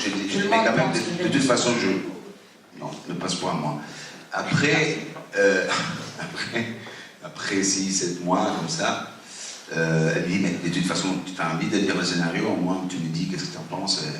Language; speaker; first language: French; non-native, fluent; Italian